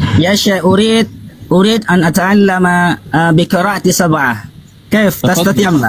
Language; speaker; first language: Arabic; non-native, learner; Indonesian